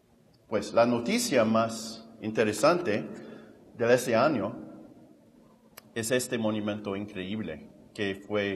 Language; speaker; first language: Spanish; non-native, fluent; English